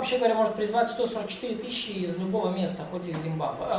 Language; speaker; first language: Russian; native; Russian